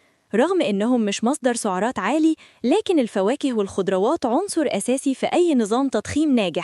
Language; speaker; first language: Arabic; native; Arabic